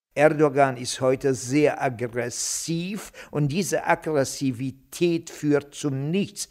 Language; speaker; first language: German; non-native, fluent; Kurdish